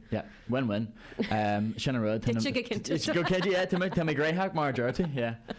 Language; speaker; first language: Irish; native; Irish